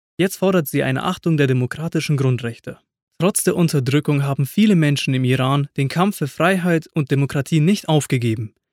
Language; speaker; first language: German; native; German